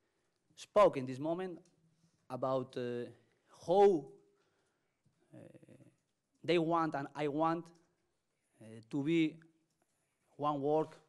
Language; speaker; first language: English; non-native, learner; Spanish